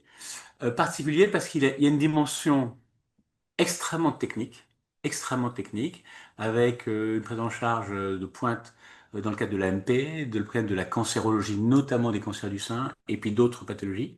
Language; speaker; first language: French; native; French